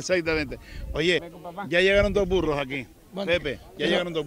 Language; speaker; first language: Spanish; native; Spanish